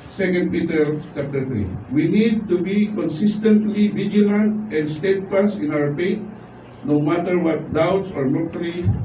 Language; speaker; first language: English; non-native, local second language; Filipino